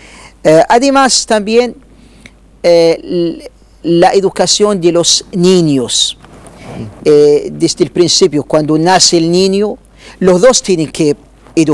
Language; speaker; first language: Spanish; non-native, learner; Arabic